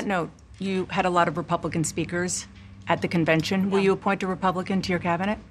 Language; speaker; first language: English; native; English